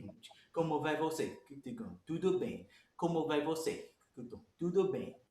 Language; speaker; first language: Portuguese; non-native, learner; English